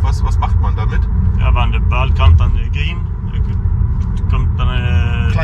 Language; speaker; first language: German; native; German